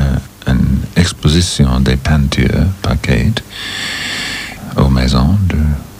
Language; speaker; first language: French; non-native, learner; English